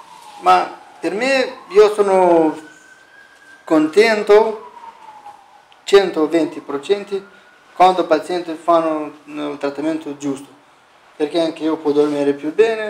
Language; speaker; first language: Italian; non-native, learner; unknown